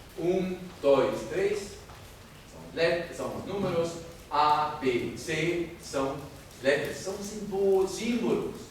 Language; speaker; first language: Portuguese; non-native, fluent; German